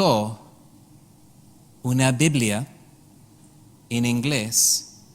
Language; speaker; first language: Spanish; non-native, learner; English